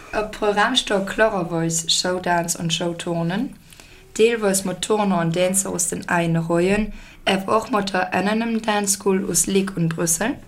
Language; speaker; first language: German; native; German